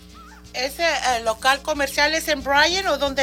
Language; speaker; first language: Spanish; early bilingual, heritage; Spanish